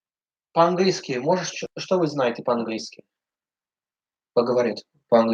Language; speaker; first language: Russian; early bilingual, heritage; English